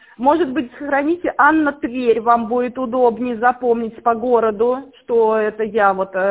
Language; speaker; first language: Russian; native; Russian